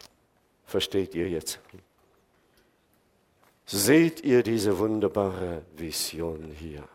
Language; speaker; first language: German; non-native, fluent; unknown